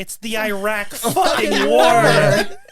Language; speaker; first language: English; native; English